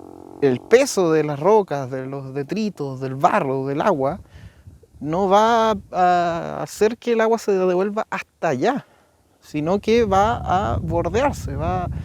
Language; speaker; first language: Spanish; native; Spanish